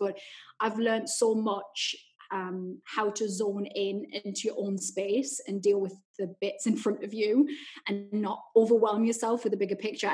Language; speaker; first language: English; native; English